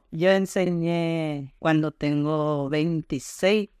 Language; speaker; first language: Spanish; native; Spanish